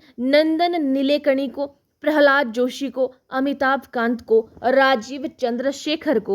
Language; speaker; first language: Hindi; native; Hindi